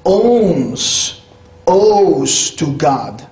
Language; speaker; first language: English; non-native, fluent; Polish